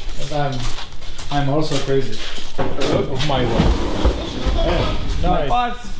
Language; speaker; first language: English; non-native, learner; Czech